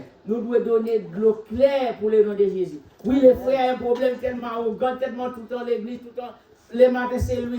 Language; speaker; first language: French; non-native, local second language; Haitian Creole